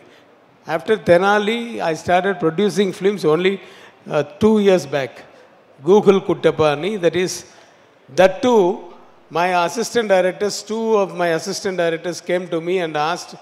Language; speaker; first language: Telugu; non-native, learner; Tamil